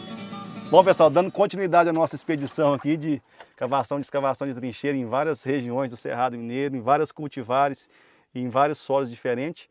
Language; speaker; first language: Portuguese; native; Portuguese